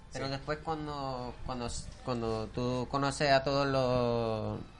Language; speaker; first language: Spanish; early bilingual, heritage; Spanish